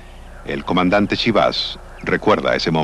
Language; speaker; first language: Spanish; native; Spanish